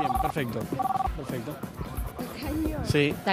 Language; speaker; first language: Spanish; native; Spanish